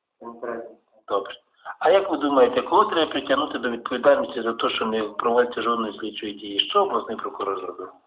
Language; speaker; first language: Ukrainian; native; Ukrainian